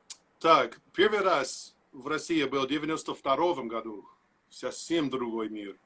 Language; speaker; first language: Russian; non-native, learner; English